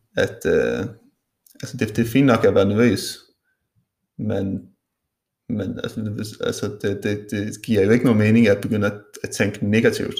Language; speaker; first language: Danish; non-native, local second language; Faroese